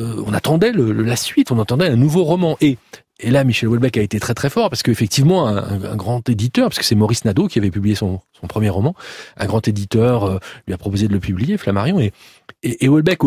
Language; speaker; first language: French; native; French